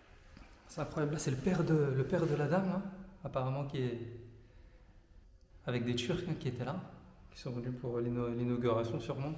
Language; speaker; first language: French; native; French